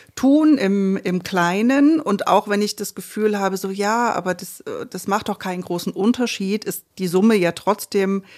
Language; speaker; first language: German; native; German